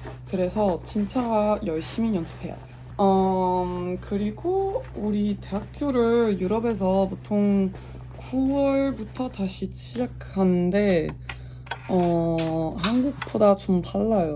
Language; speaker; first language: Korean; non-native, learner; Dutch